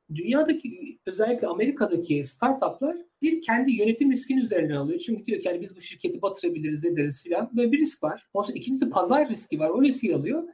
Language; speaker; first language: Turkish; native; Turkish